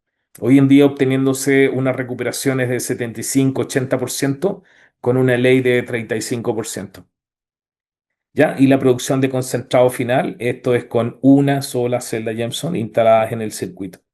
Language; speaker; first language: Spanish; native; Spanish